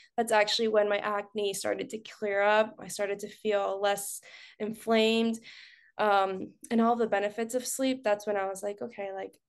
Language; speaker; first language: English; early bilingual, other home language; Spanish